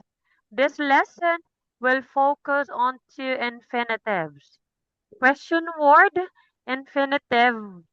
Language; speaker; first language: English; non-native, fluent; Cebuano